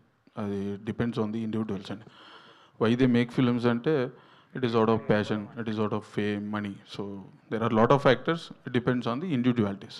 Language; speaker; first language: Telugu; native; Telugu